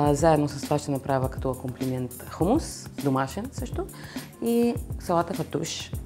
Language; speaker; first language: Bulgarian; early bilingual, other home language; Arabic